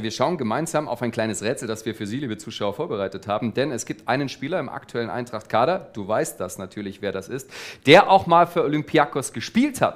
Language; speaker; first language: German; native; German